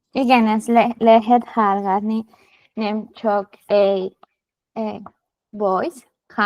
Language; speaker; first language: Hungarian; non-native, learner; Spanish